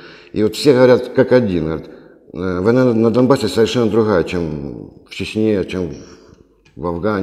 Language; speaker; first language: Russian; native; Russian